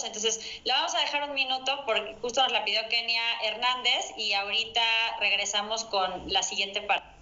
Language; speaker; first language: Spanish; native; Spanish